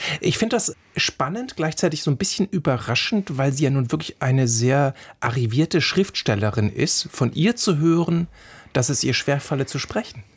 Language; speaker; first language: German; native; German